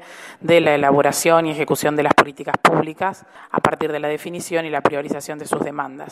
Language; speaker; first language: Spanish; native; Spanish